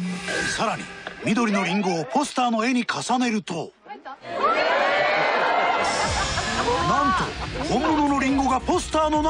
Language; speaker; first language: Japanese; native; Japanese